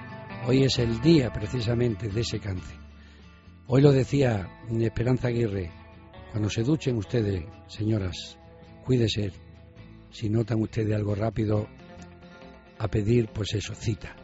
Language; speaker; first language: Spanish; native; Spanish